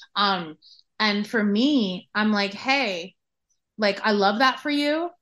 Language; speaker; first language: English; native; English